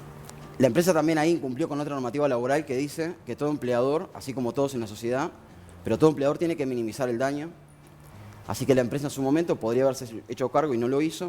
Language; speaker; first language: Spanish; native; Spanish